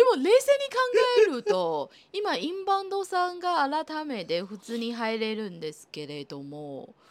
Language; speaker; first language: Japanese; non-native, fluent; Chinese